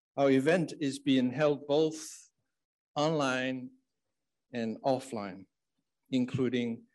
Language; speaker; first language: English; non-native, fluent; Chinese